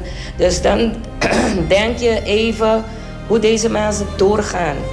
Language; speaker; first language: Dutch; non-native, local second language; Papiamento